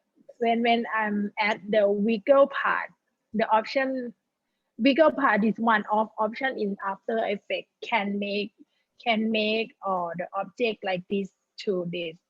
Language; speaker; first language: English; non-native, learner; Thai